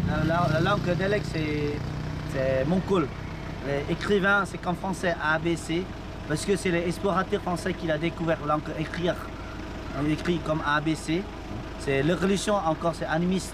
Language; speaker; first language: French; non-native, learner; Lao